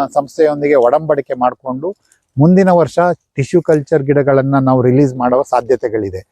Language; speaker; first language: Kannada; native; Kannada